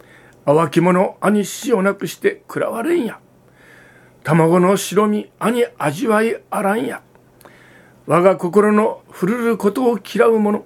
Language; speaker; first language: Japanese; native; Japanese